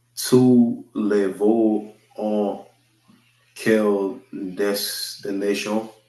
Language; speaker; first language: French; non-native, learner; English